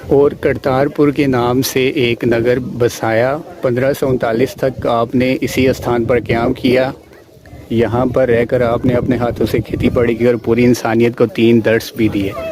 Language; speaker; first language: Urdu; non-native, local second language; Punjabi